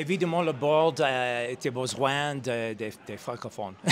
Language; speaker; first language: French; non-native, learner; English